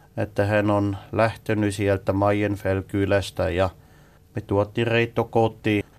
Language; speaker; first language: Finnish; non-native, fluent; Swiss German